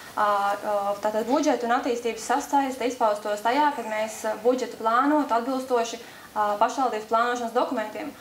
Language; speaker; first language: Latvian; native; Latvian